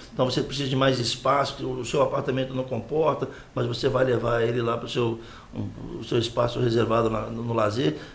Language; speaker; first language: Portuguese; native; Portuguese